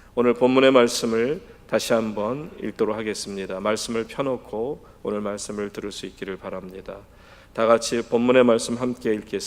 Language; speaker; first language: Korean; native; Korean